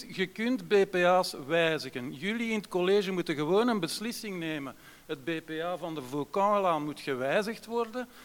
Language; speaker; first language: Dutch; native; Dutch